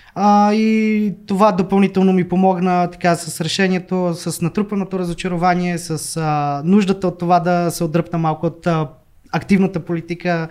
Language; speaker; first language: Bulgarian; native; Bulgarian